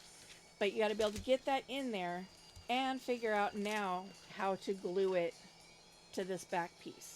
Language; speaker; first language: English; native; English